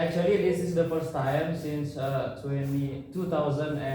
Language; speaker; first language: English; non-native, learner; Indonesian